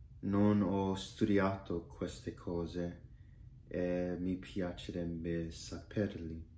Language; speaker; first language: Italian; non-native, learner; English